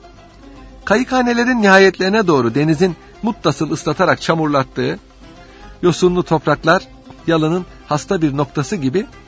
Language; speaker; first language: Turkish; native; Turkish